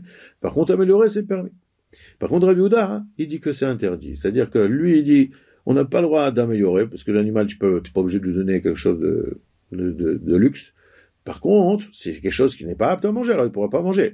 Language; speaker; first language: French; native; French